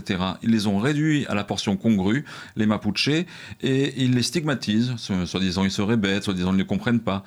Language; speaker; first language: French; native; French